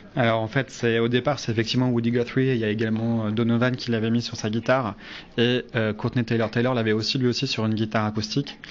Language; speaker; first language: French; native; French